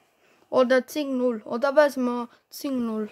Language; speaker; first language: German; non-native, learner; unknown